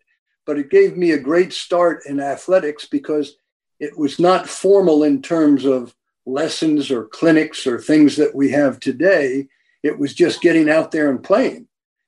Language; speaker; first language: English; native; English